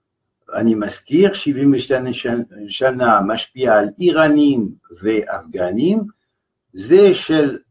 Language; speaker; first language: Hebrew; non-native, fluent; French